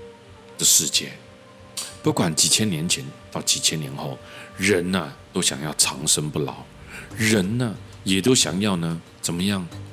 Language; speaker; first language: Chinese; native; Chinese